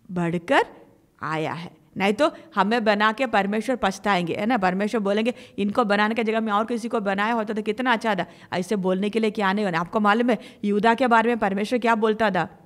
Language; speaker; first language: Hindi; non-native, local second language; Malayalam